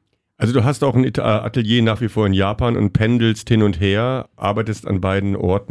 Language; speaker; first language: German; native; German